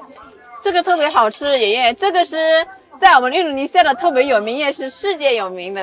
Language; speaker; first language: Chinese; non-native, fluent; Indonesian